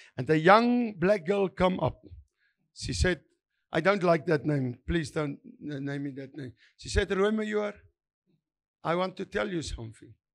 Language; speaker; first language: English; non-native, learner; Afrikaans